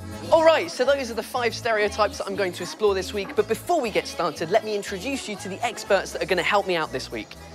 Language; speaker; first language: English; native; English